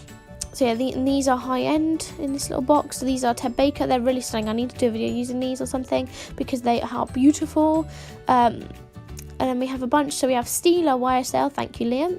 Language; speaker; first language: English; native; English